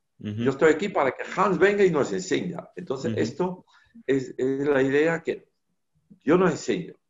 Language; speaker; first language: Spanish; non-native, fluent; Dutch